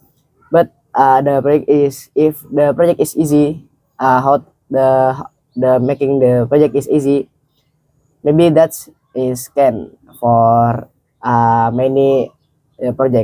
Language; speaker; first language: English; non-native, learner; Indonesian